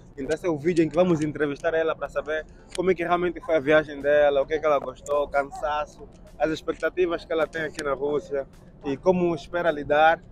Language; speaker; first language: Portuguese; native; Portuguese